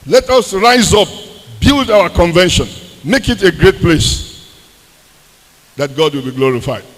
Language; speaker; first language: English; non-native, local second language; Yoruba